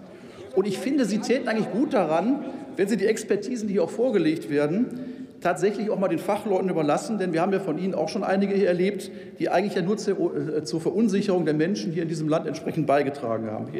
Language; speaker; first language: German; native; German